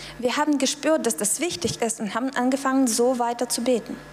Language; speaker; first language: German; non-native, fluent; Russian